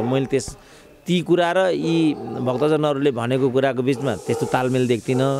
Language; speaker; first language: Nepali; native; Nepali